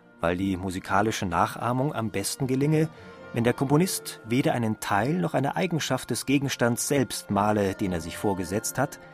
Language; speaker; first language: German; native; German